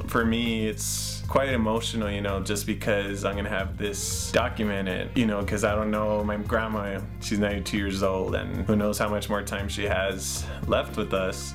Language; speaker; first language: English; early bilingual, other home language; Spanish